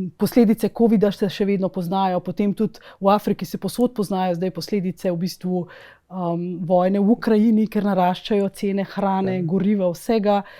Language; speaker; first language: Slovenian; native; Slovenian